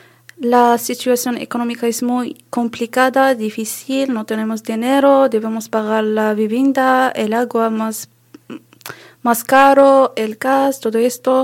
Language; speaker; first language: Spanish; non-native, learner; Arabic